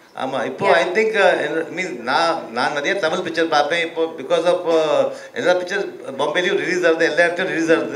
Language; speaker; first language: Tamil; early bilingual, heritage; Tamil